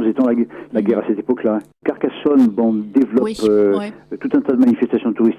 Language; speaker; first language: French; native; French